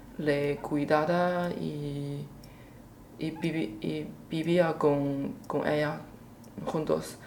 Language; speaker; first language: Spanish; non-native, learner; Chinese